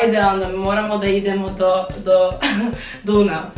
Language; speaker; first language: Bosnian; non-native, learner; English